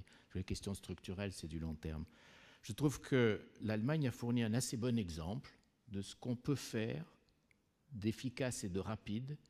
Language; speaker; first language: French; native; French